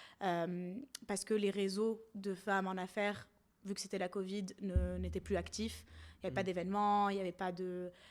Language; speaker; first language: French; non-native, local second language; Arabic